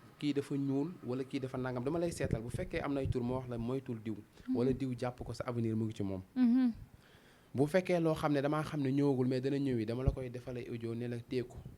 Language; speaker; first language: Wolof; non-native, local second language; Fula